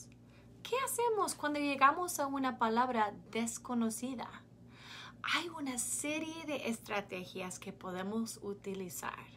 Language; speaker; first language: Spanish; non-native, fluent; English